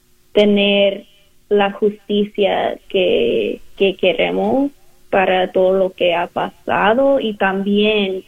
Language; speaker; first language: Spanish; non-native, learner; English